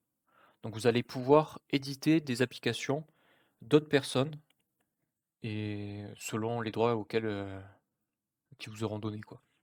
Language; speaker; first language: French; native; French